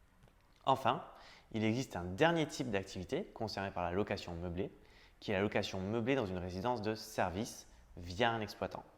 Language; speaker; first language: French; native; French